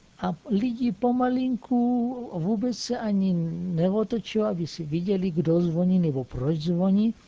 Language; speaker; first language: Czech; native; Czech